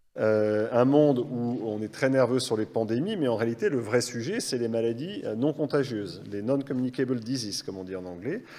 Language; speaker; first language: French; native; French